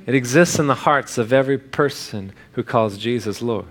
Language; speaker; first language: English; native; English